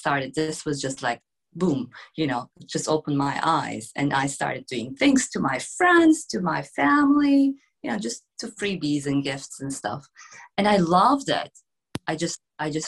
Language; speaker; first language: English; non-native, fluent; Turkish